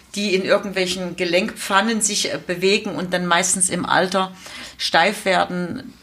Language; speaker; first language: German; native; German